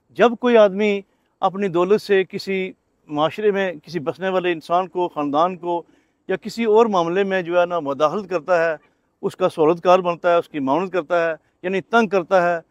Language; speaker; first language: Urdu; non-native, local second language; Pahari-Potwari